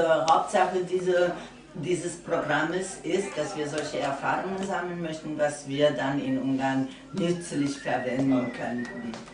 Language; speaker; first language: German; non-native, fluent; Hungarian